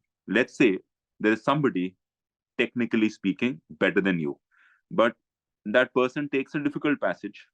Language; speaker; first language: English; non-native, local second language; Hindi